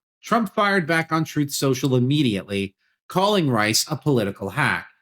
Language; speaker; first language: English; native; English